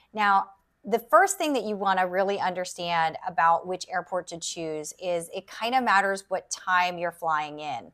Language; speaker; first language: English; native; English